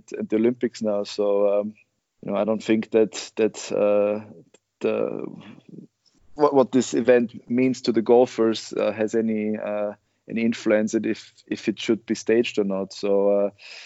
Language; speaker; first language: English; non-native, fluent; German